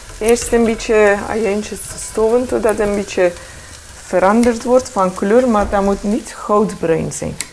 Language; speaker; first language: Dutch; non-native, fluent; Persian